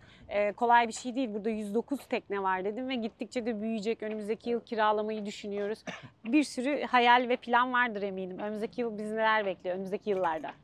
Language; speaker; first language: Turkish; native; Turkish